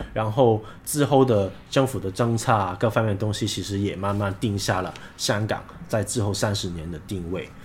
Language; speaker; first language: Chinese; non-native, local second language; Cantonese